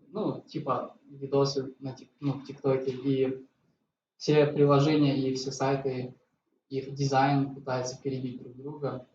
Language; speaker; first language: Russian; native; Russian